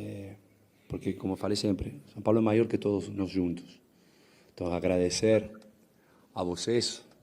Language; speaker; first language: Portuguese; non-native, fluent; Spanish